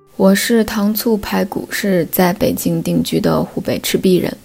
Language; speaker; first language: Chinese; native; Chinese